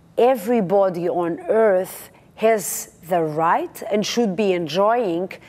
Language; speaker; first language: English; non-native, fluent; Portuguese